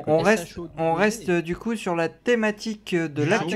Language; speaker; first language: French; native; French